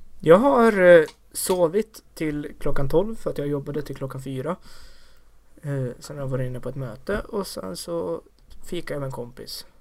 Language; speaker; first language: Swedish; native; Swedish